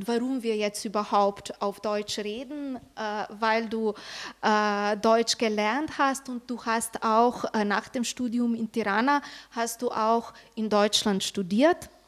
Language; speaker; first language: German; non-native, fluent; Slovenian